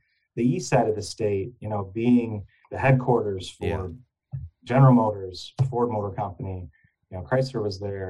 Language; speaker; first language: English; native; English